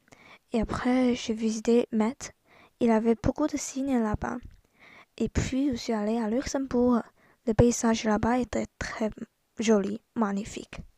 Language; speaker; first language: French; non-native, learner; Chinese